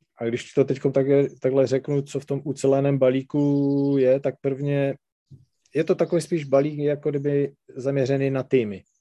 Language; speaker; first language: Czech; non-native, local second language; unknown